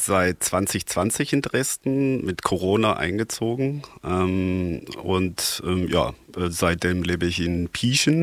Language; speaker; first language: German; non-native, fluent; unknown